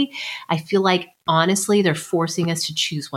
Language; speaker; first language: English; native; English